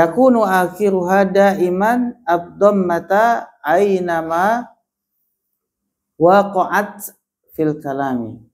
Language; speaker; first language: Arabic; non-native, fluent; Indonesian